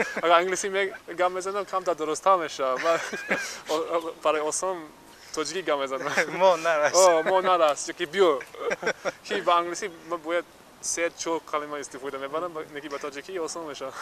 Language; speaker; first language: Persian; non-native, learner; English